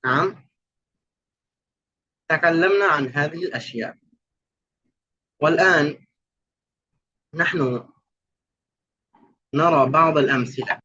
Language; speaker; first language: Arabic; non-native, fluent; Bangla